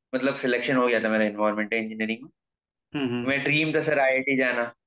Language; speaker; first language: Hindi; native; Hindi